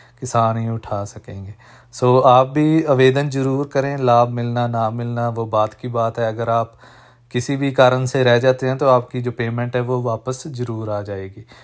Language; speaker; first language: Hindi; non-native, local second language; Punjabi